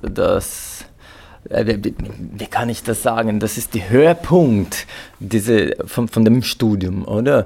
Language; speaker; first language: German; non-native, fluent; Portuguese